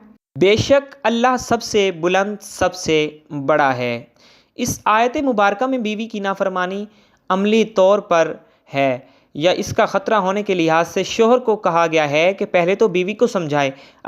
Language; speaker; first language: Urdu; native; Urdu